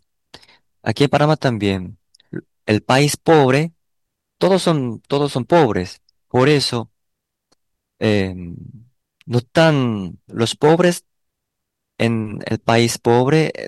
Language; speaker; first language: Spanish; non-native, learner; Korean